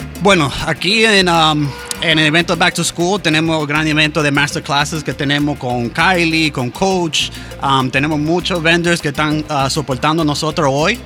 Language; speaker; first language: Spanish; early bilingual, heritage; English